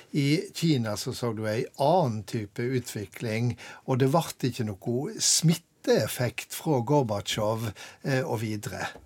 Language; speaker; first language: Norwegian; native; Norwegian